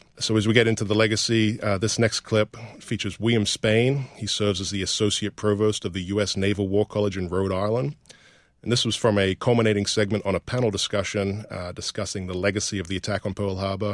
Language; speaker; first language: English; native; English